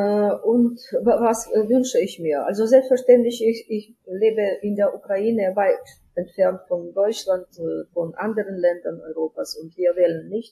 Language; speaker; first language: German; non-native, fluent; Ukrainian